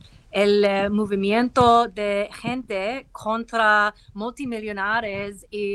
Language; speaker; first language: Spanish; non-native, learner; English